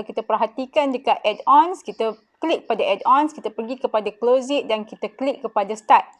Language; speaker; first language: Malay; native; Malay